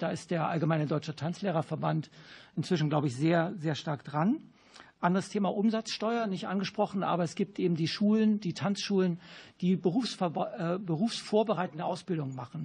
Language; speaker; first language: German; native; German